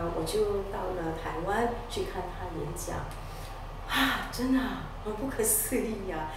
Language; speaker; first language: Chinese; non-native, local second language; Malay